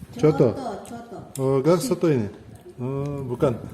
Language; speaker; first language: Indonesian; non-native, learner; Turkish